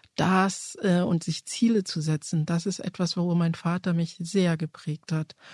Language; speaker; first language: German; early bilingual, other home language; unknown